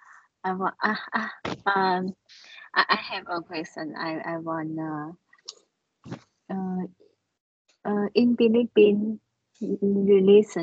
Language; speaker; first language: English; non-native, learner; Vietnamese